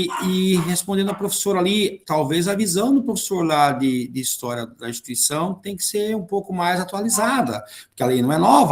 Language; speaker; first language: Portuguese; native; Portuguese